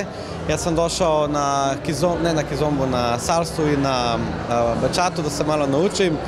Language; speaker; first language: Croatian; non-native, learner; Slovenian